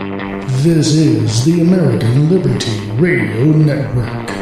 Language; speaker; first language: English; native; English